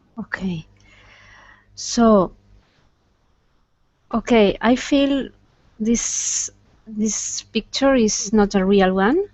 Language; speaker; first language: English; non-native, fluent; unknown